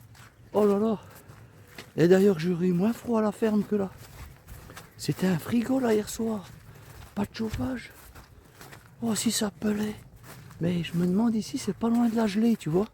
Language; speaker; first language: French; native; French